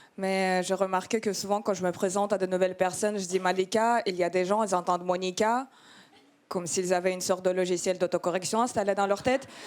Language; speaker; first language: French; non-native, fluent; Russian